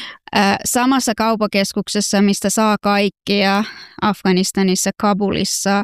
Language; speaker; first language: Finnish; non-native, fluent; Persian